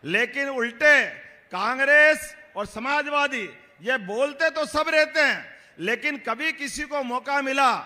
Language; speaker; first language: Hindi; native; Hindi